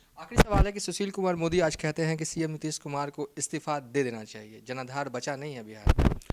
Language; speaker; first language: Hindi; native; Hindi